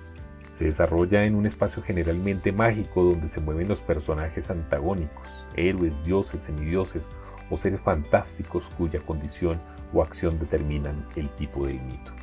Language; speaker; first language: Spanish; native; Spanish